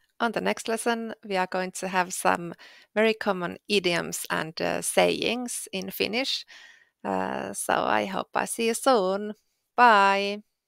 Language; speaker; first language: English; non-native, fluent; Finnish